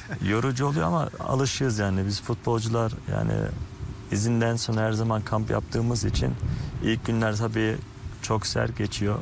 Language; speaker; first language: Turkish; early bilingual, heritage; Turkish